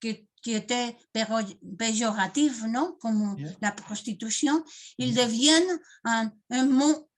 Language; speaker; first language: French; non-native, fluent; Spanish